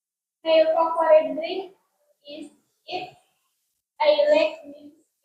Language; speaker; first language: English; non-native, learner; Indonesian